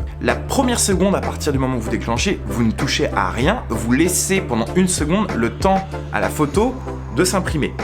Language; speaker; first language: French; native; French